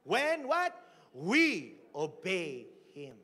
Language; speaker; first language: English; non-native, local second language; Filipino